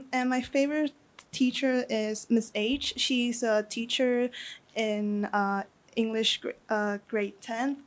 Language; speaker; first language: English; non-native, fluent; Thai